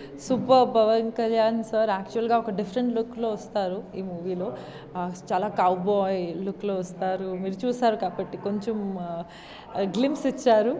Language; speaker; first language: Telugu; non-native, local second language; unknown